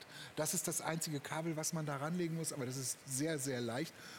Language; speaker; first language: German; native; German